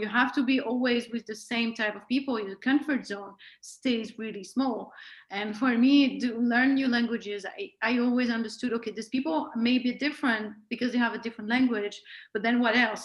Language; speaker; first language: English; non-native, fluent; French